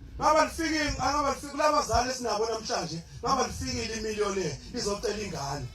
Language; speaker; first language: Zulu; native; Zulu